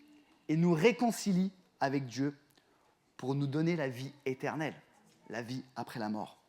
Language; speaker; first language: French; native; French